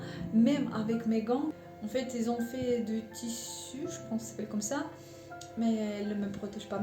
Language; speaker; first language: French; non-native, learner; Russian